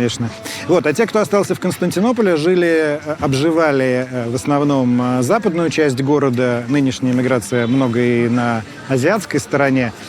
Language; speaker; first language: Russian; native; Russian